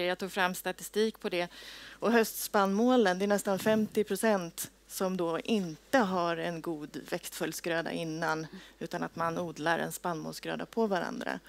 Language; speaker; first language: Swedish; native; Swedish